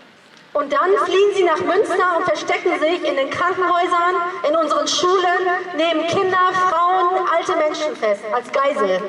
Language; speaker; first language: German; early bilingual, other home language; Persian